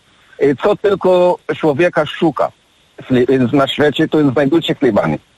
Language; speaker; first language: Polish; non-native, learner; Arabic